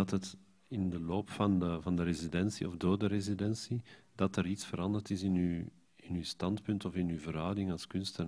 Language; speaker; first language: Dutch; native; Dutch